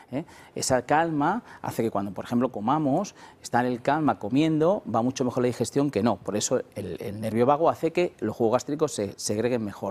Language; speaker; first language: Spanish; native; Spanish